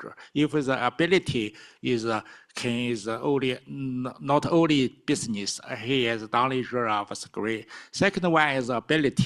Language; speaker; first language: English; non-native, learner; Chinese